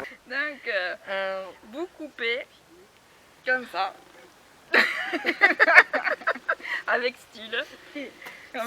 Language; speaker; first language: French; native; French